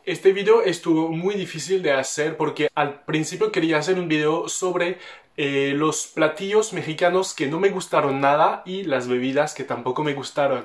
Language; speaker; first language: Spanish; non-native, fluent; French